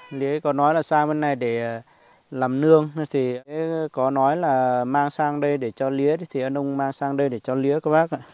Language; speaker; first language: Vietnamese; non-native, local second language; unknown